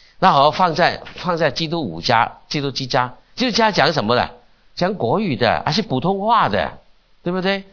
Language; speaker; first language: Chinese; non-native, local second language; Cantonese